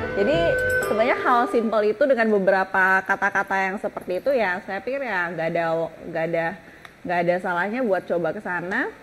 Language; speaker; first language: Indonesian; native; Indonesian